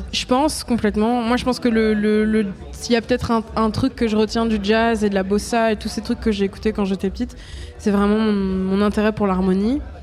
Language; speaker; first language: French; native; French